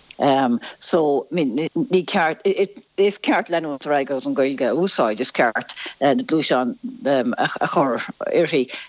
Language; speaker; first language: Irish; non-native, local second language; English